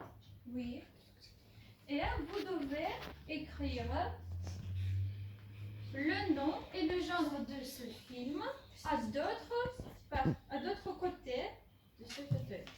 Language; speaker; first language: French; non-native, fluent; Ukrainian